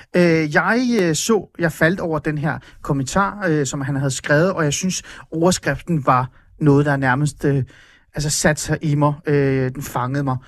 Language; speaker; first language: Danish; early bilingual, other home language; Persian